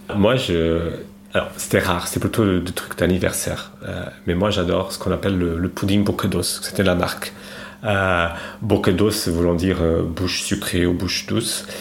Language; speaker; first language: French; non-native, fluent; Portuguese